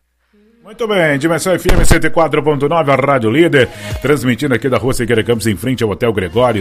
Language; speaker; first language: Portuguese; native; Portuguese